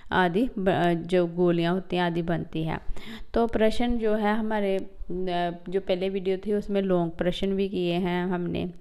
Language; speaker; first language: Hindi; non-native, local second language; Punjabi